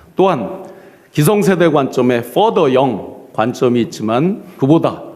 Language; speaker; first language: Korean; native; Korean